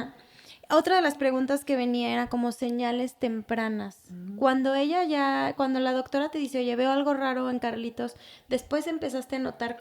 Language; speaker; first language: Spanish; native; Spanish